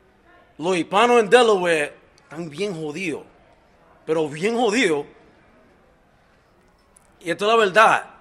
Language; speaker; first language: Spanish; early bilingual, heritage; Spanish